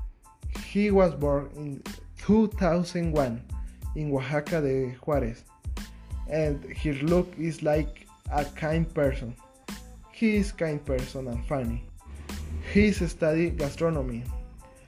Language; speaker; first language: English; non-native, learner; Spanish